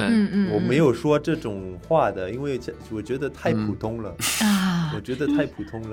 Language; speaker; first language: Chinese; non-native, learner; French